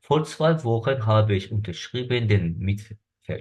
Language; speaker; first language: German; non-native, fluent; Azerbaijani